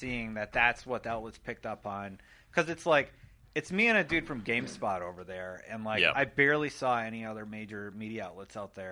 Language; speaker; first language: English; native; English